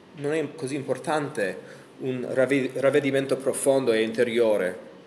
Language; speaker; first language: Italian; non-native, fluent; English